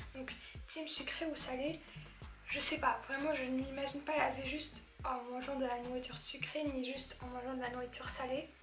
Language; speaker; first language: French; early bilingual, other home language; Polish